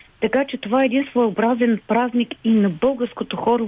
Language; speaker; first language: Bulgarian; native; Bulgarian